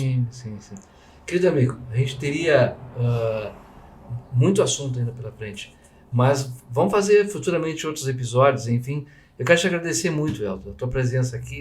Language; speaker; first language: Portuguese; native; Portuguese